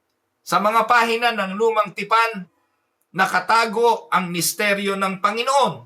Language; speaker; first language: Filipino; native; Filipino